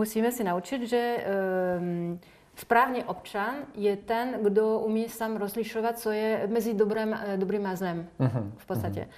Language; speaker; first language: Czech; non-native, fluent; French